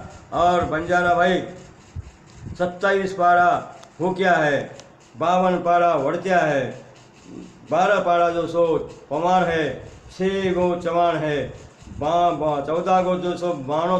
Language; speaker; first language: Hindi; non-native, local second language; Lambadi